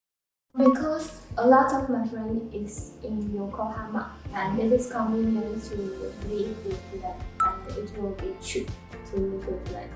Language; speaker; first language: English; non-native, learner; Chinese